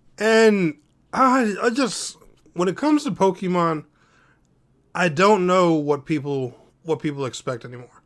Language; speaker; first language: English; native; English